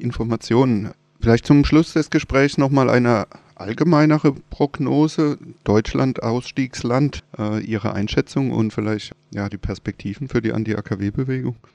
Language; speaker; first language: German; native; German